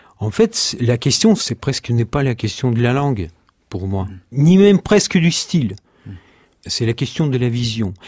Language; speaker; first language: French; non-native, fluent; Russian